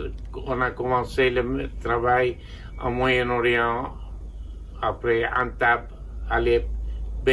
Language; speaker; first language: French; non-native, local second language; Armenian